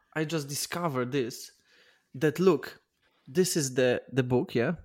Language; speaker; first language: English; non-native, learner; Polish